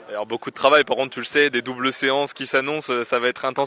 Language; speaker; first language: French; native; French